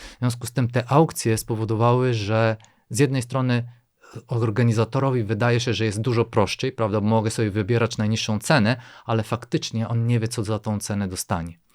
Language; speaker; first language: Polish; non-native, fluent; Bulgarian